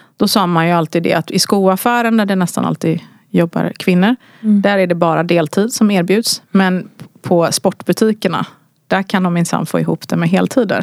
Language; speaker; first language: Swedish; early bilingual, other home language; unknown